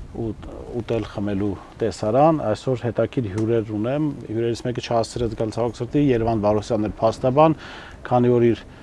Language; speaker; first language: Armenian; native; Armenian